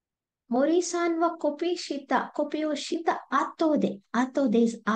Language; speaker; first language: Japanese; non-native, fluent; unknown